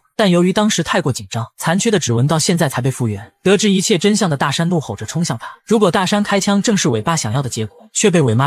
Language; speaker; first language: Chinese; native; Chinese